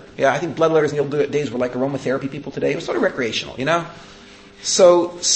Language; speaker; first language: English; native; English